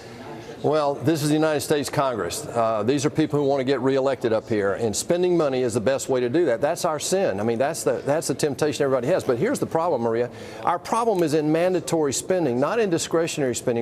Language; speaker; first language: English; native; English